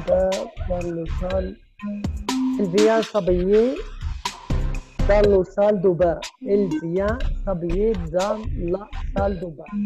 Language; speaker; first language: French; non-native, learner; Arabic